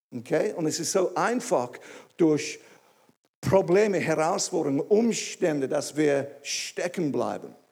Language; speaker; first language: German; non-native, fluent; English